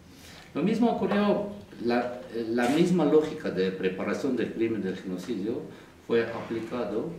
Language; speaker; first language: Spanish; non-native, fluent; Armenian